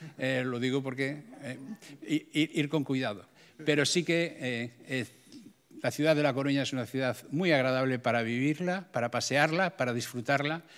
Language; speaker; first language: Spanish; native; Spanish